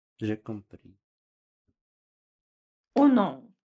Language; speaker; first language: French; non-native, learner; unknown